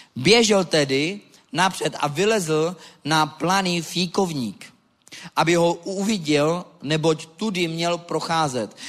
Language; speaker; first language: Czech; non-native, local second language; Romany